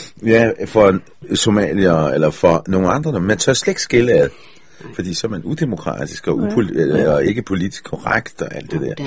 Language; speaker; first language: Danish; non-native, fluent; Hebrew